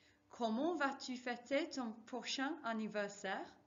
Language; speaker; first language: French; non-native, fluent; English